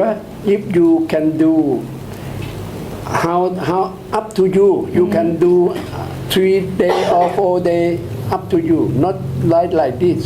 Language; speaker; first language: English; non-native, learner; Thai